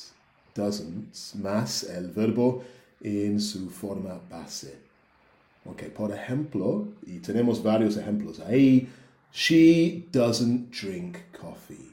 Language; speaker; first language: Spanish; non-native, fluent; English